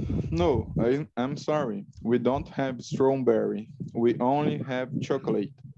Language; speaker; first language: English; non-native, learner; Portuguese